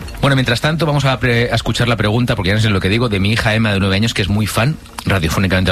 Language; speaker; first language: Spanish; native; Spanish